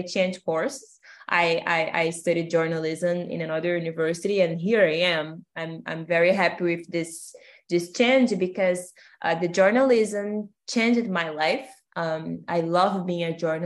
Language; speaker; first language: English; non-native, fluent; Portuguese